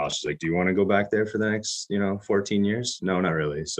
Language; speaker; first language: English; native; English